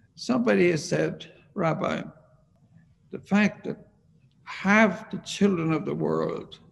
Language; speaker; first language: English; native; English